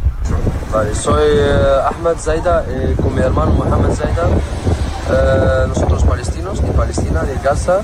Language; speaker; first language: Spanish; non-native, learner; Arabic